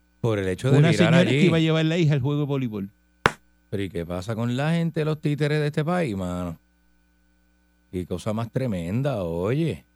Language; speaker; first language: Spanish; native; Spanish